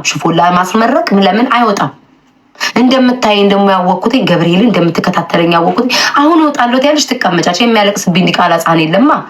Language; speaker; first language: Amharic; native; Amharic